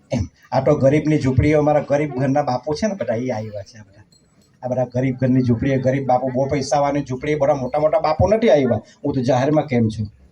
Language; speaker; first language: Gujarati; non-native, local second language; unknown